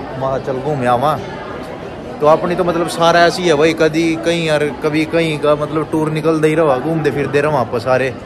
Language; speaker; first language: Hindi; native; Hindi